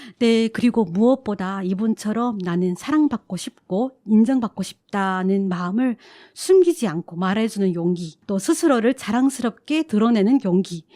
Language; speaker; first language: Korean; non-native, fluent; Chinese